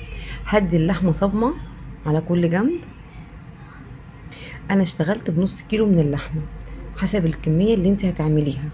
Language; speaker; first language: Arabic; native; Arabic